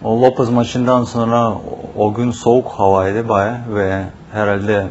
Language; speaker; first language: Turkish; non-native, fluent; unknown